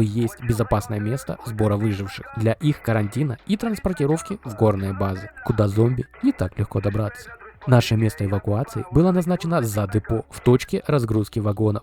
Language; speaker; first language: Russian; native; Russian